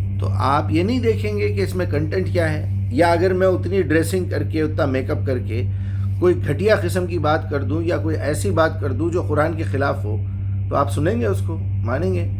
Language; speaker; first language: Urdu; native; Urdu